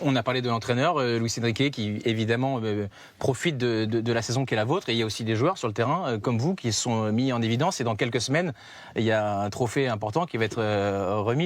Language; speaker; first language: French; native; French